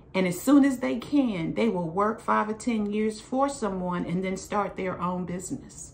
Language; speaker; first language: English; native; English